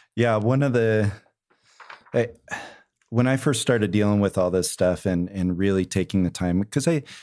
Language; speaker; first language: English; native; English